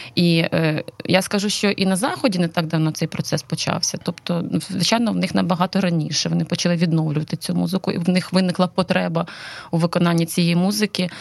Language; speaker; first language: Ukrainian; non-native, local second language; Russian